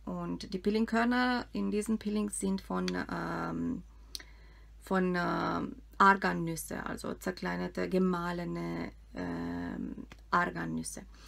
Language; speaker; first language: German; non-native, fluent; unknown